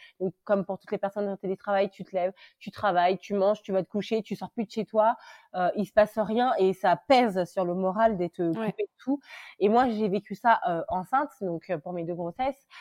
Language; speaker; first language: French; early bilingual, other home language; Lingala